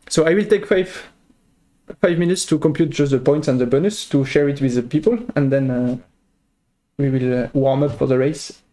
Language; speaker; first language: English; non-native, fluent; French